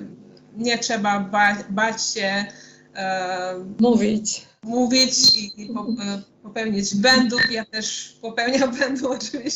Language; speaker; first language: Polish; non-native, fluent; Hungarian